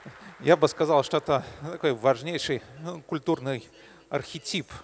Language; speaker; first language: Russian; native; Russian